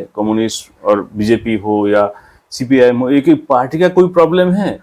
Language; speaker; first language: Hindi; non-native, local second language; Bangla